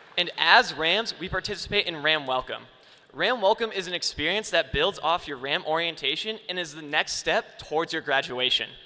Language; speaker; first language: English; native; English